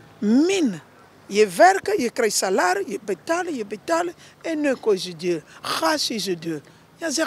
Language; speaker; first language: Dutch; non-native, learner; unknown